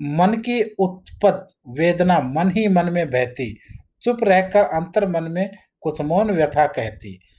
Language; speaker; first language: Hindi; native; Hindi